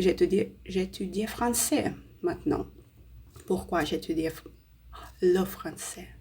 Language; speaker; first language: French; non-native, learner; Russian